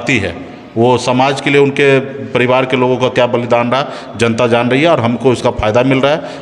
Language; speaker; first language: Hindi; native; Hindi